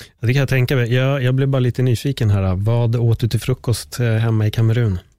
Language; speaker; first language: Swedish; native; Swedish